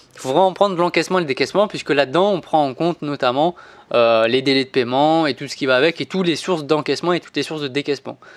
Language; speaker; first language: French; native; French